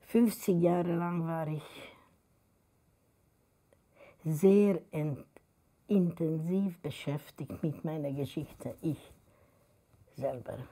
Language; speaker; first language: German; non-native, fluent; Hungarian